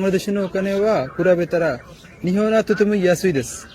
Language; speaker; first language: Japanese; non-native, learner; Bangla